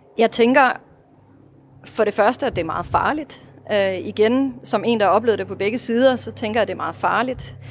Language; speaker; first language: Danish; non-native, fluent; Russian